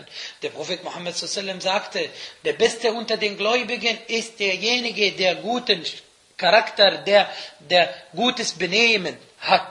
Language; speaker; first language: German; non-native, fluent; Arabic